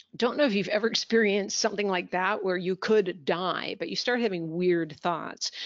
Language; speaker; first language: English; native; English